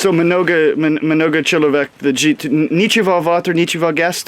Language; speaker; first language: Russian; non-native, learner; English